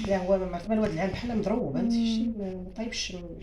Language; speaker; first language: Arabic; native; Arabic